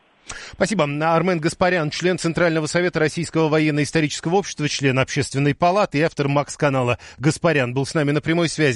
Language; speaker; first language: Russian; native; Russian